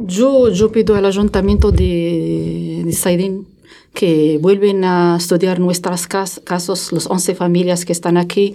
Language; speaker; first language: Spanish; non-native, learner; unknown